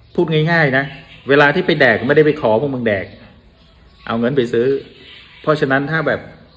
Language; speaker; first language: Thai; native; Thai